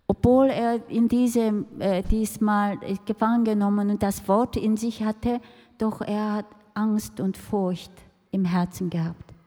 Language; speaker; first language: German; non-native, fluent; Korean